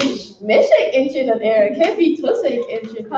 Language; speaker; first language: Irish; non-native, local second language; English